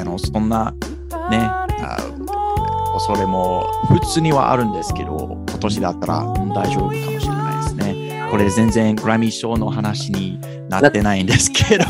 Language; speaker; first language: Japanese; non-native, fluent; English